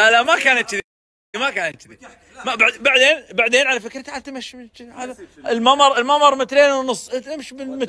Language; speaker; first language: Arabic; native; Arabic